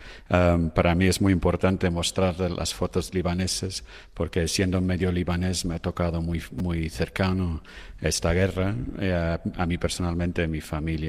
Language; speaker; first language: Spanish; non-native, fluent; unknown